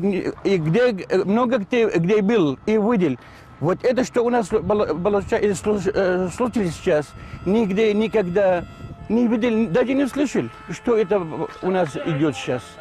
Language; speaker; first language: Russian; non-native, learner; Arabic